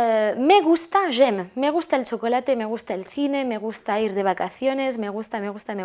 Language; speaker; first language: Spanish; non-native, fluent; French